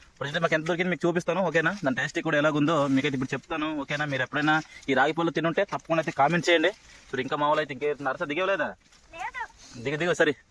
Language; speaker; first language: Telugu; non-native, local second language; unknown